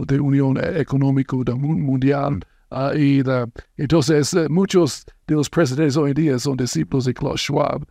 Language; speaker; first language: Spanish; non-native, fluent; English